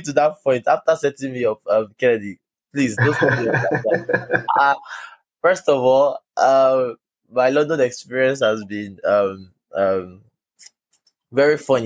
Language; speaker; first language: English; non-native, local second language; Yoruba